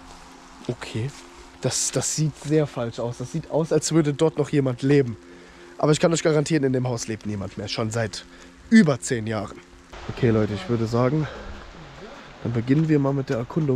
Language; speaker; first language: German; native; German